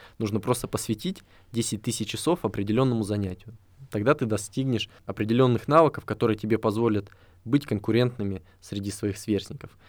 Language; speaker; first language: Russian; native; Russian